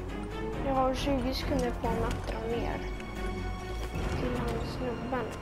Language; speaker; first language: Swedish; native; Swedish